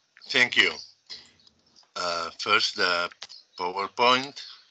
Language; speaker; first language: English; non-native, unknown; Catalan